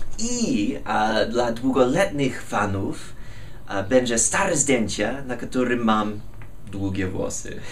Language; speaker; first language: Polish; non-native, fluent; English